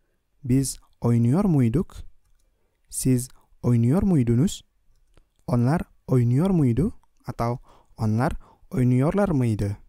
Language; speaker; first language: Turkish; non-native, fluent; Indonesian